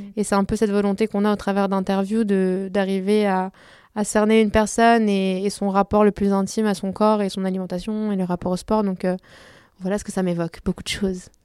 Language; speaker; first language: French; early bilingual, other home language; Spanish